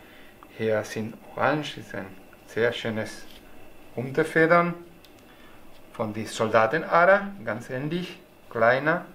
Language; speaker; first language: German; non-native, learner; Spanish